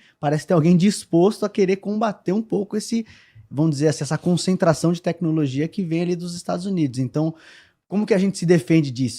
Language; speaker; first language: Portuguese; native; Portuguese